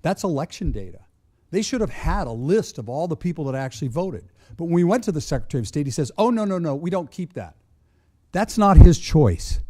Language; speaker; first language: English; native; English